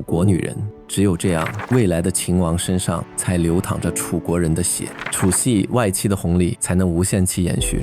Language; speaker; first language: Chinese; native; Chinese